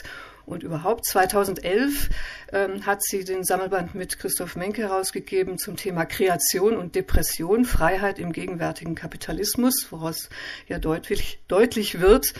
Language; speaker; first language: German; native; German